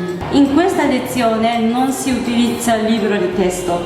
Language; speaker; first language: Italian; non-native, fluent; Japanese